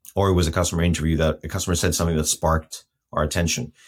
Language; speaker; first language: English; non-native, fluent; Greek